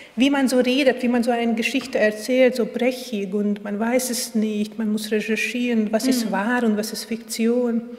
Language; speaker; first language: German; non-native, fluent; Hungarian